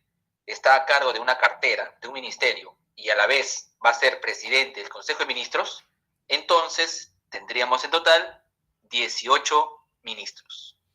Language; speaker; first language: Spanish; native; Spanish